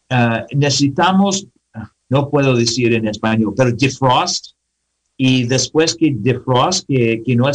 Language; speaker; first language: Spanish; non-native, learner; English